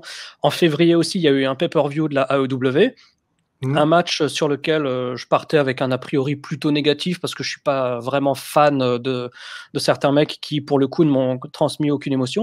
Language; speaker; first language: French; native; French